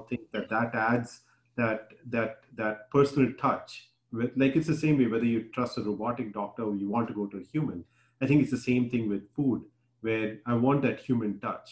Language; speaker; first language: English; non-native, local second language; Hindi